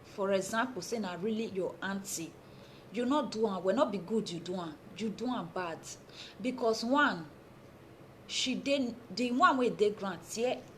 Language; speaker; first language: Nigerian Pidgin; native; Nigerian Pidgin